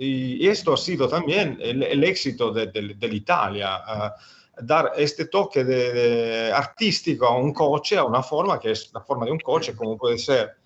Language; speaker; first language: Spanish; non-native, fluent; Italian